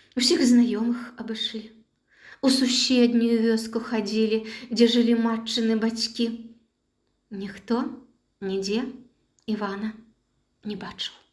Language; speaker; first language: Belarusian; native; Belarusian